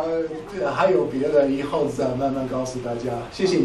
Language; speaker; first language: Chinese; non-native, fluent; English